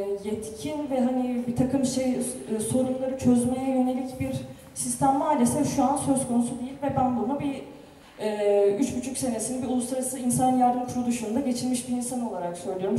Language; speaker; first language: Turkish; native; Turkish